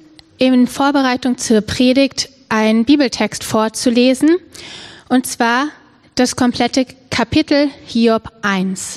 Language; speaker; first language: German; native; German